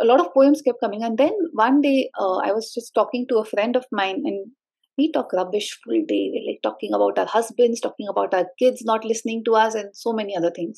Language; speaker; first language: English; non-native, local second language; Hindi